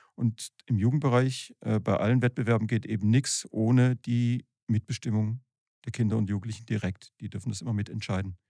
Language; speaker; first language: German; native; German